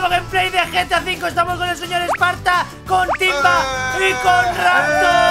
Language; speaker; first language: Spanish; native; Spanish